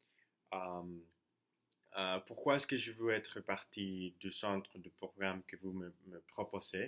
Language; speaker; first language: French; non-native, learner; Spanish